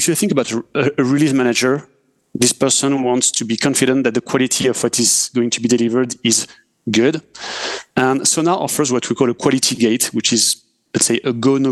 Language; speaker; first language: English; non-native, fluent; French